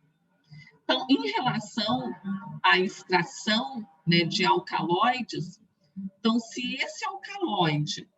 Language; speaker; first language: Portuguese; native; Portuguese